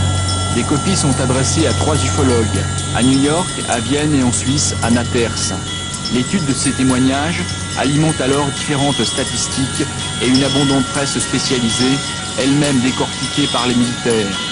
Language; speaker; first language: French; native; French